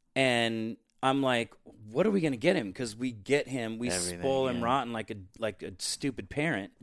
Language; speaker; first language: English; native; English